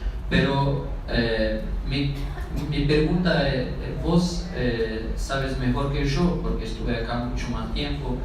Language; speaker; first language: Spanish; non-native, fluent; Portuguese